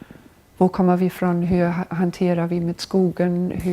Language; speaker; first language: Swedish; non-native, fluent; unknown